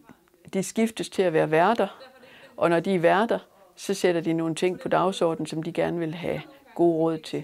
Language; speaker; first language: Danish; native; Danish